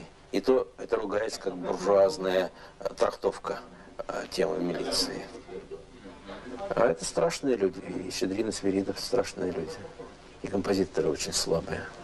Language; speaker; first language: Russian; native; Russian